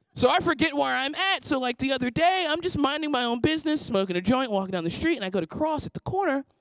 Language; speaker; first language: English; native; English